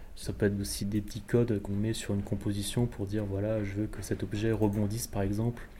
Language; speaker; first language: French; native; French